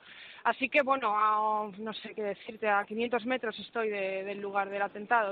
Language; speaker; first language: Spanish; native; Spanish